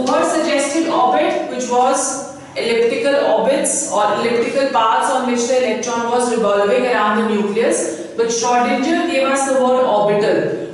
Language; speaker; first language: English; non-native, local second language; Hindi